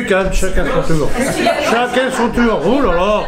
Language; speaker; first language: French; native; French